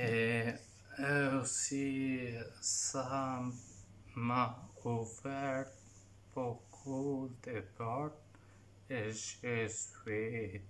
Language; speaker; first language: French; non-native, learner; Italian